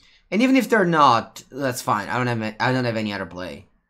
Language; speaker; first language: English; non-native, fluent; Italian